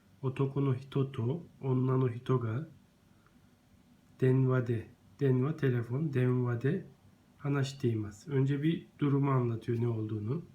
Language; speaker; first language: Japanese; non-native, fluent; Turkish